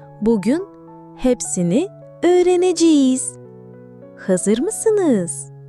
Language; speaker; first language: Turkish; non-native, fluent; Russian